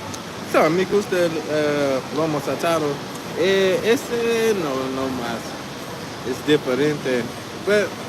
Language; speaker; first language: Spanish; non-native, learner; English